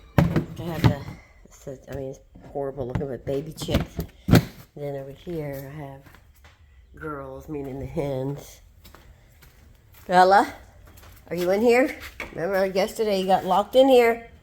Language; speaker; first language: English; native; English